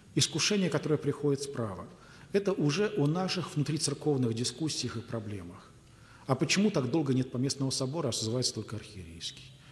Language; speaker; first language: Russian; native; Russian